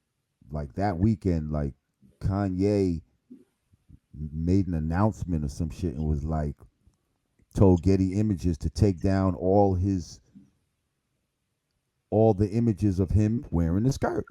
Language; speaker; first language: English; native; English